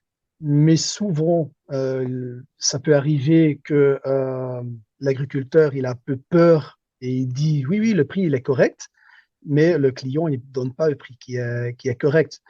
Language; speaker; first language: French; non-native, local second language; Dutch